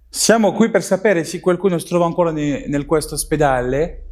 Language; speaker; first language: Italian; non-native, learner; French